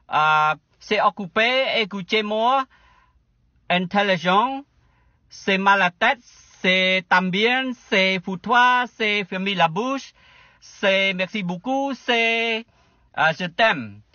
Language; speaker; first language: French; non-native, learner; Khmer